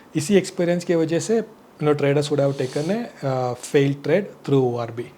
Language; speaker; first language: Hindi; non-native, local second language; Kannada